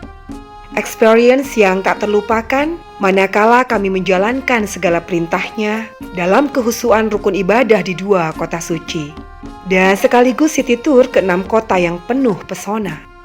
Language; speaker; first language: Indonesian; native; Indonesian